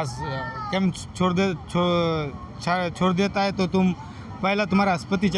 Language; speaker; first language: Hindi; non-native, learner; Bangla